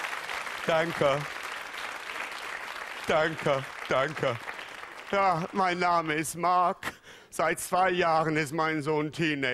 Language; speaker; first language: German; non-native, fluent; English